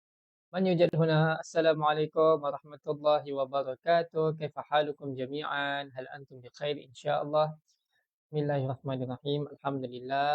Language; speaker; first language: Arabic; non-native, fluent; Malay